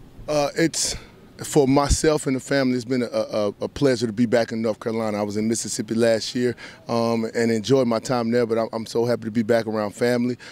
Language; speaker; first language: English; native; English